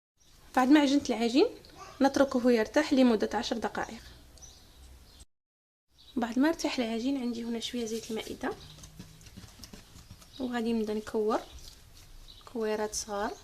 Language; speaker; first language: Arabic; native; Arabic